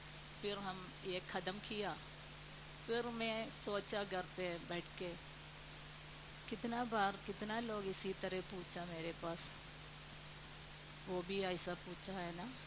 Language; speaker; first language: Hindi; non-native, local second language; Malayalam